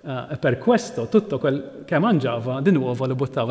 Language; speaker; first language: Italian; non-native, fluent; Maltese